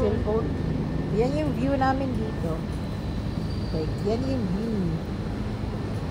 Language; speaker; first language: Filipino; non-native, local second language; Cebuano